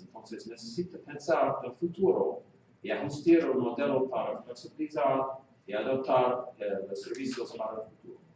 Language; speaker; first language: Spanish; non-native, fluent; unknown